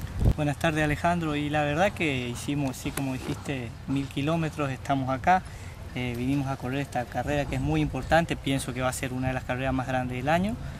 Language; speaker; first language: Spanish; native; Spanish